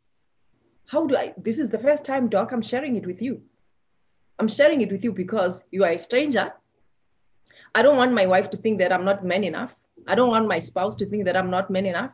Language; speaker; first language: English; non-native, local second language; Xhosa